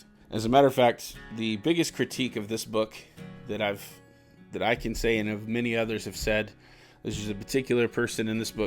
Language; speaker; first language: English; native; English